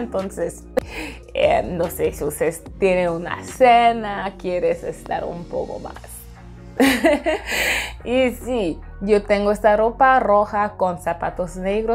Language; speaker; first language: Spanish; non-native, fluent; English